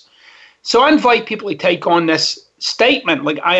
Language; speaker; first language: English; native; English